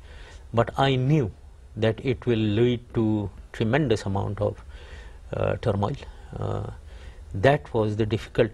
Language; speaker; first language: English; non-native, local second language; Urdu